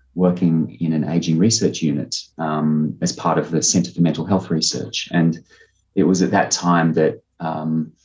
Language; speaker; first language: English; native; English